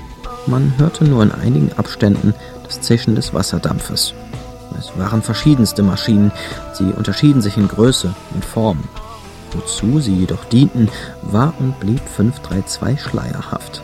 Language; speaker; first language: German; native; German